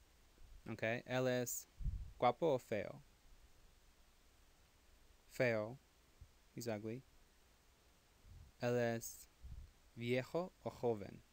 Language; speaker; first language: Spanish; non-native, fluent; English